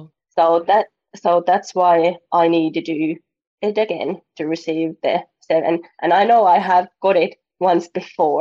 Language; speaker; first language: English; non-native, fluent; Finnish